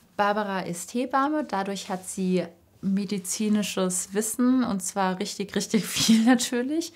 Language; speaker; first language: German; native; German